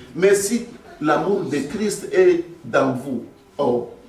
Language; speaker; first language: French; non-native, local second language; Swahili